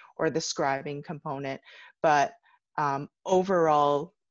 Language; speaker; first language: English; native; English